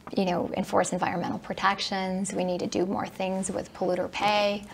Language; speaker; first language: English; native; English